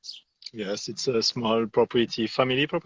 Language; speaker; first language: English; non-native, learner; French